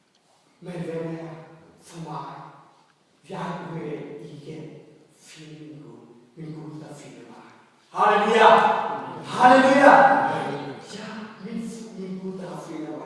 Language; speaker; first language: Danish; non-native, fluent; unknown